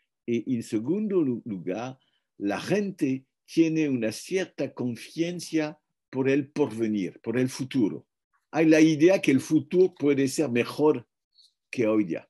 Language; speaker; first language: Spanish; non-native, fluent; French